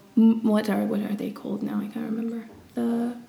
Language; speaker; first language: English; early bilingual, heritage; Arabic